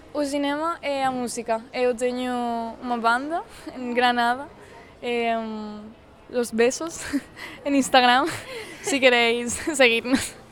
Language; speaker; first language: Portuguese; non-native, learner; Spanish